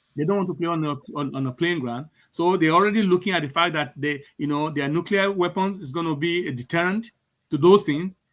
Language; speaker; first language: English; non-native, local second language; Yoruba